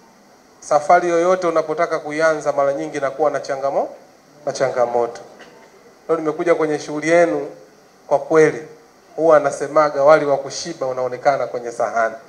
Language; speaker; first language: Swahili; native; Swahili